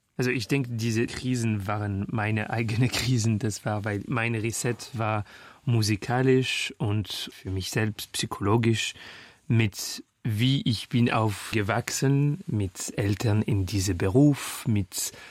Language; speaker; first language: German; non-native, fluent; French